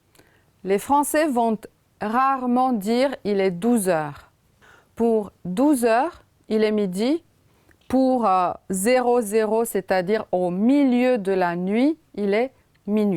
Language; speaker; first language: French; non-native, fluent; Romanian